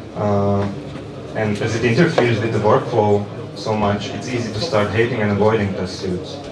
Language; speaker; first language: English; non-native, fluent; Slovak